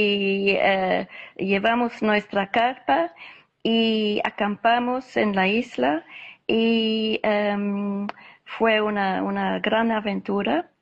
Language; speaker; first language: Spanish; non-native, fluent; English